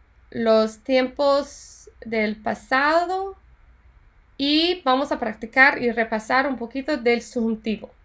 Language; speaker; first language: Spanish; non-native, fluent; English